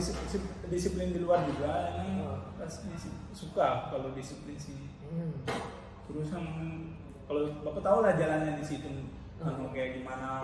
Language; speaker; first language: Indonesian; non-native, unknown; Malayalam